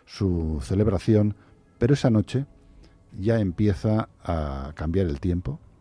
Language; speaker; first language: Spanish; native; Spanish